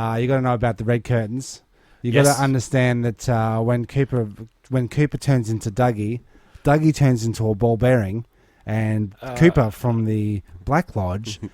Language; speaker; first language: English; native; English